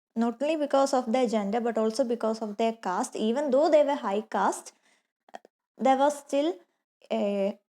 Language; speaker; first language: English; non-native, local second language; Malayalam